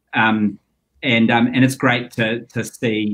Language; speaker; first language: English; native; English